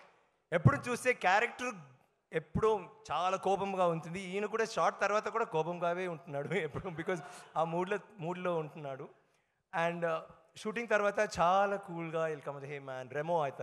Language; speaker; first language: Telugu; non-native, fluent; Tamil